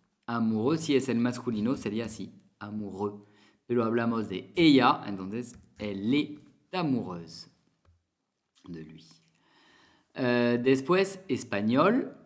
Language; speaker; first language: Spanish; non-native, fluent; French